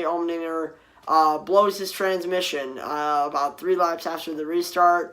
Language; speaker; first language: English; native; English